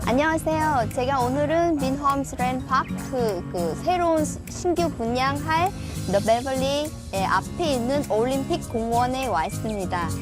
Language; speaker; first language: Korean; non-native, fluent; Vietnamese